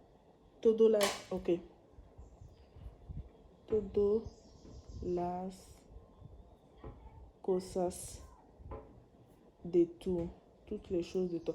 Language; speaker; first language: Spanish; non-native, learner; French